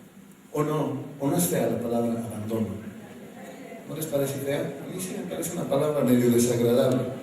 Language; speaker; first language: Spanish; native; Spanish